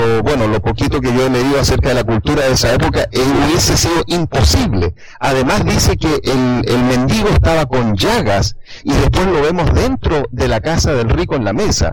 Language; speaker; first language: Spanish; native; Spanish